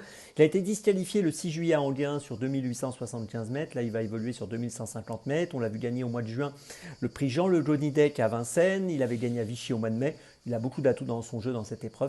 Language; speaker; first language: French; native; French